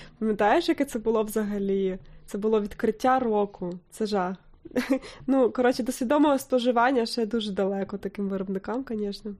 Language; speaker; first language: Ukrainian; native; Ukrainian